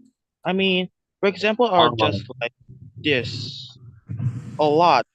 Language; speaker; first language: English; non-native, learner; Indonesian